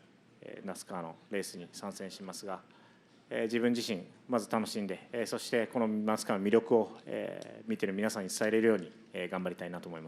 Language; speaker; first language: Japanese; native; Japanese